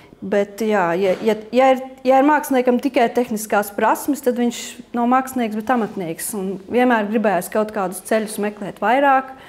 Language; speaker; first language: Latvian; native; Latvian